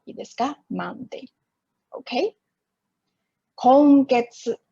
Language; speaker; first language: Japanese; non-native, fluent; Chinese